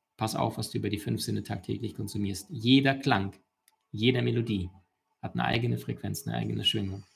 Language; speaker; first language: German; early bilingual, other home language; Russian